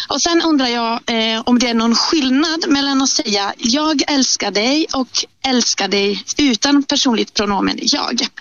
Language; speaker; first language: Swedish; non-native, fluent; Italian